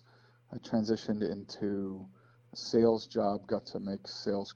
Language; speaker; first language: English; native; English